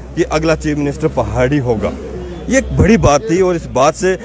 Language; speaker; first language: Hindi; native; Hindi